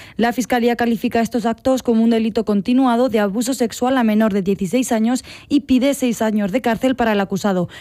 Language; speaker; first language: Spanish; native; Spanish